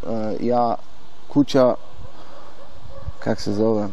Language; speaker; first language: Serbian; non-native, learner; German